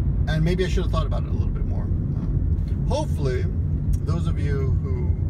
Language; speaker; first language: English; early bilingual, other home language; Spanish